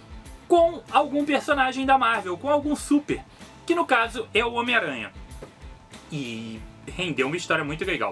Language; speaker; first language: Portuguese; native; Portuguese